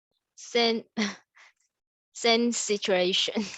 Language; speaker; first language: English; non-native, learner; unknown